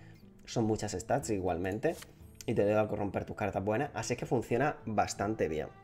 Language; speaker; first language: Spanish; native; Spanish